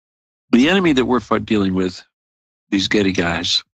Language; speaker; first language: English; native; English